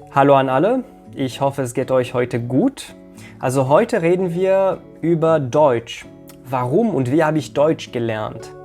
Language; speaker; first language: German; non-native, fluent; Arabic